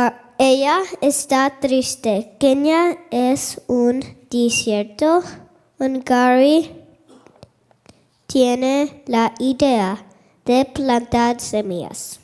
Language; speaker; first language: Spanish; non-native, learner; English